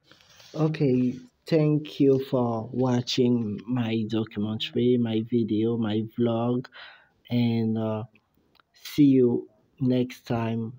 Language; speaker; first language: English; non-native, fluent; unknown